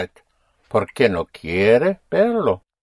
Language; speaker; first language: Spanish; non-native, fluent; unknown